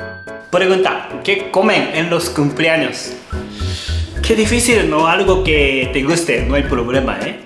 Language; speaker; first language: Spanish; non-native, learner; Japanese